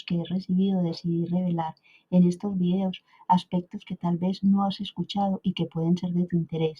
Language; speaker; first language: Spanish; native; Spanish